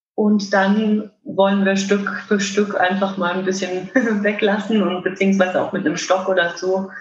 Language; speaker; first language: German; native; German